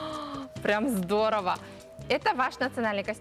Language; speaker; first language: Russian; native; Russian